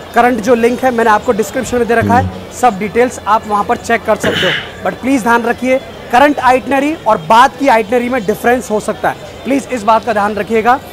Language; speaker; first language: Hindi; native; Hindi